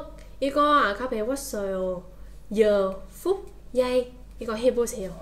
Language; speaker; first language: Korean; non-native, learner; Vietnamese